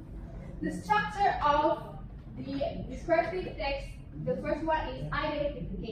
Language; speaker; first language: English; non-native, fluent; Indonesian